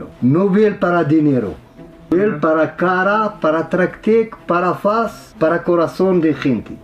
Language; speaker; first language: Spanish; non-native, learner; Arabic